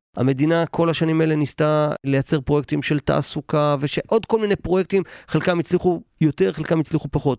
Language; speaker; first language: Hebrew; native; Hebrew